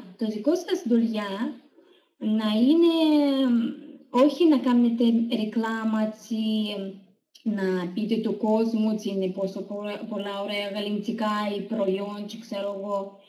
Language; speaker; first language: Greek; non-native, fluent; Russian